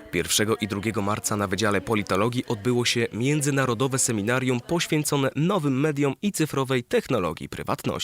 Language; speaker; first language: Polish; native; Polish